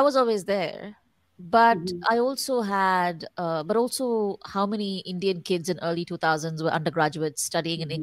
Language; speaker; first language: English; non-native, local second language; Tamil